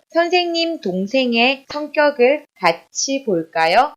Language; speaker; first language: Korean; native; Korean